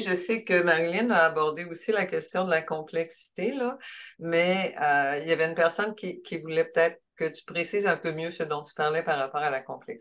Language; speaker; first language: French; native; French